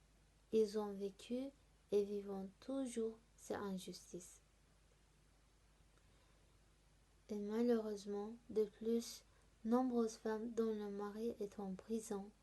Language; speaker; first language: French; non-native, learner; Turkish